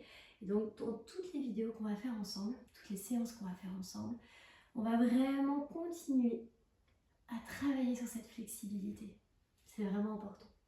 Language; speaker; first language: French; native; French